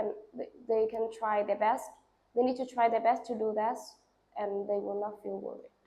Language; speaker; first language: English; non-native, learner; Vietnamese